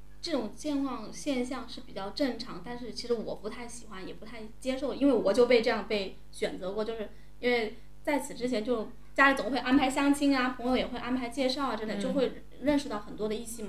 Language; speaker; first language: Chinese; native; Chinese